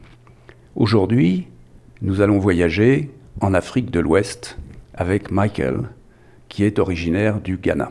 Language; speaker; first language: French; native; French